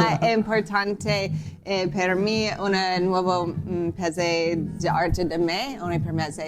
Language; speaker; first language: Italian; non-native, learner; English